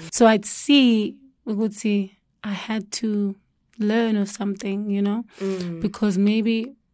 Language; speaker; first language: English; non-native, local second language; Zulu